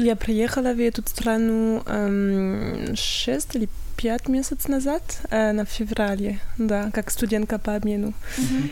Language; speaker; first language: Russian; non-native, learner; French